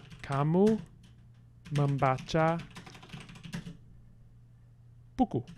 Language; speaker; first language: Indonesian; non-native, learner; English